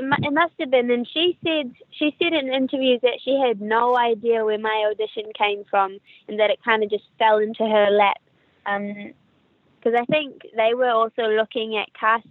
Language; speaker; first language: English; native; English